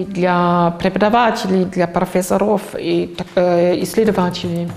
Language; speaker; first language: Russian; non-native, fluent; German